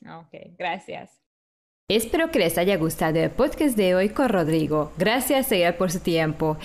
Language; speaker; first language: Spanish; non-native, learner; Hungarian